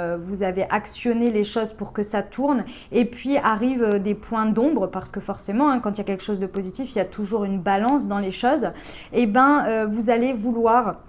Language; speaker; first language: French; native; French